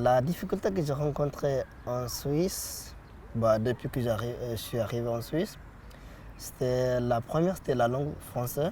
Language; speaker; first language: French; non-native, fluent; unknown